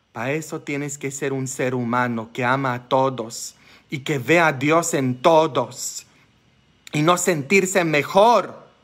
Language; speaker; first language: Spanish; non-native, fluent; Polish